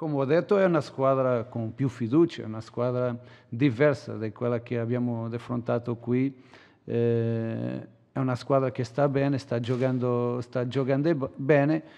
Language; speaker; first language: Italian; non-native, learner; Portuguese